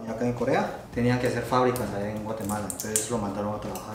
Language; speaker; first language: Spanish; early bilingual, other home language; Korean